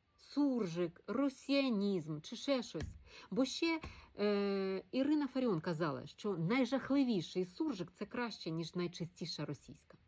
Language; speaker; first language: Ukrainian; non-native, local second language; Russian